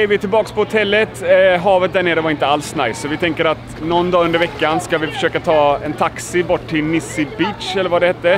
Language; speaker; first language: Swedish; native; Swedish